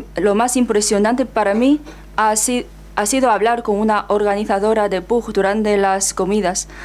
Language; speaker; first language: Spanish; non-native, fluent; Chinese